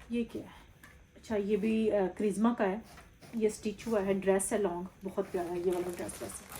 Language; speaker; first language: Urdu; native; Urdu